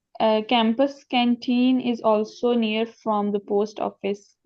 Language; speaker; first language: English; non-native, learner; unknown